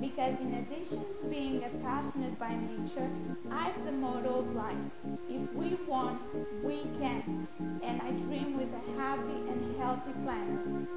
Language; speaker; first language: English; non-native, fluent; Portuguese